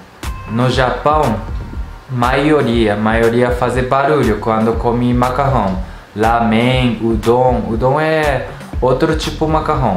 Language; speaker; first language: Portuguese; non-native, learner; Japanese